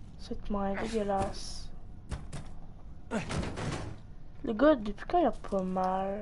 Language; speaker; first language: French; native; French